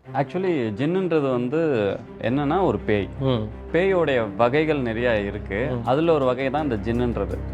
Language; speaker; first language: Tamil; native; Tamil